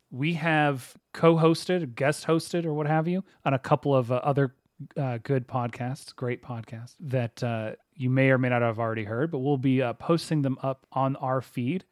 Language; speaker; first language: English; native; English